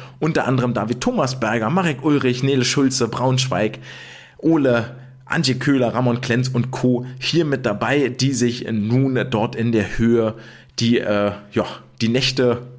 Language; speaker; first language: German; native; German